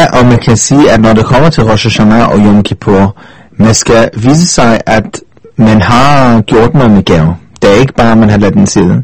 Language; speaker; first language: Danish; non-native, fluent; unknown